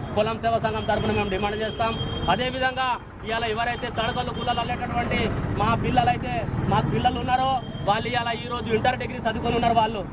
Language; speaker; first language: Telugu; non-native, local second language; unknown